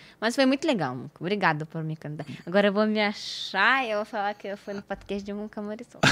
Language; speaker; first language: Portuguese; non-native, fluent; Russian